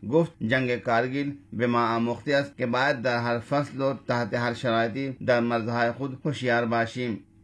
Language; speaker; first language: Persian; non-native, fluent; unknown